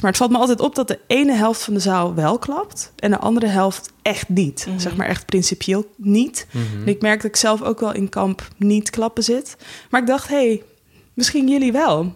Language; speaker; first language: Dutch; native; Dutch